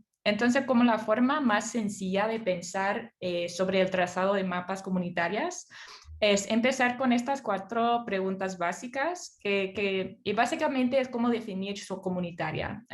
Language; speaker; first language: Spanish; non-native, fluent; English